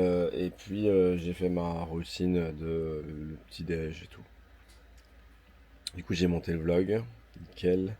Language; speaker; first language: French; native; French